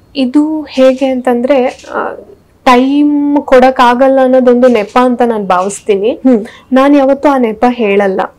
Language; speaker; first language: Kannada; native; Kannada